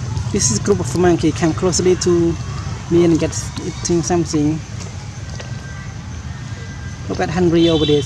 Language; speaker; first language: English; non-native, learner; Khmer